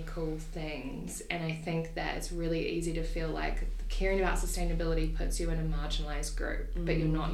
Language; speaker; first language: English; native; English